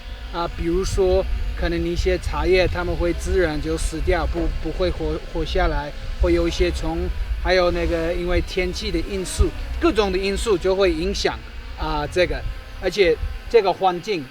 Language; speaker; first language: Chinese; non-native, fluent; English